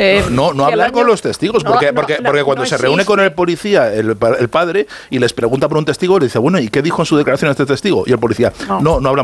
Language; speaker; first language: Spanish; native; Spanish